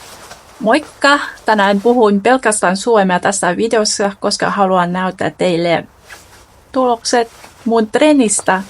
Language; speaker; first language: Finnish; non-native, fluent; Vietnamese